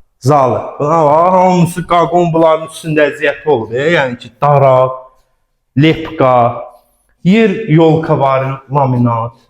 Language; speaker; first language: Azerbaijani; native; Azerbaijani